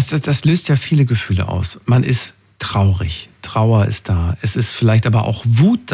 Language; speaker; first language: German; native; German